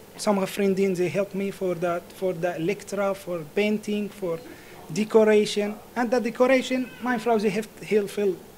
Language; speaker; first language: Dutch; non-native, learner; Arabic